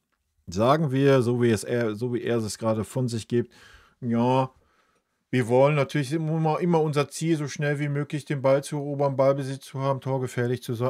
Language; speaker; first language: German; native; German